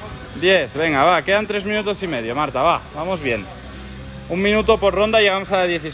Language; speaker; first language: Spanish; non-native, local second language; Catalan